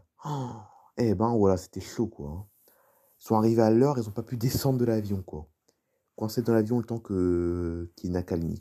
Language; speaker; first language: French; native; French